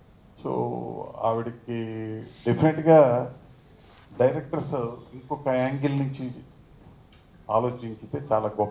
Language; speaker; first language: Telugu; native; Telugu